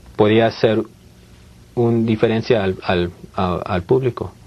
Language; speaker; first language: Spanish; early bilingual, heritage; Spanish